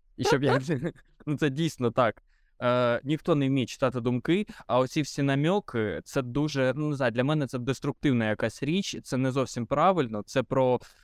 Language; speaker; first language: Ukrainian; non-native, local second language; Russian